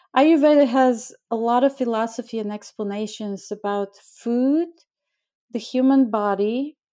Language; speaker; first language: English; non-native, fluent; Bulgarian